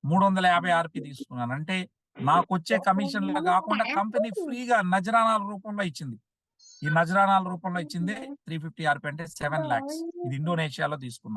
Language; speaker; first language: Telugu; native; Telugu